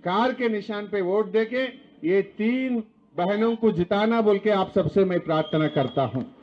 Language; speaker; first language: Hindi; non-native, local second language; Telugu